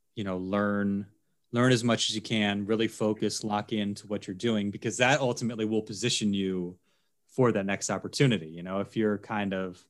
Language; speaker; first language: English; native; English